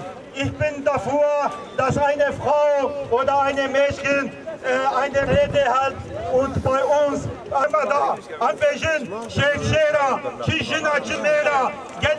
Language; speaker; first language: German; non-native, fluent; Kurdish